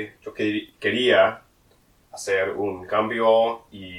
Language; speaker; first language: Spanish; non-native, learner; English